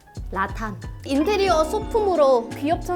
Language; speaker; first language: Korean; non-native, fluent; Vietnamese